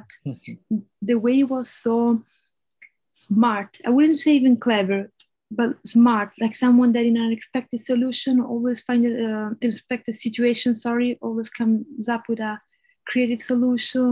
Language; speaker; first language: English; non-native, fluent; Italian